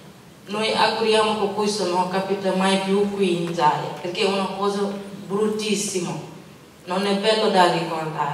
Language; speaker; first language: Italian; non-native, learner; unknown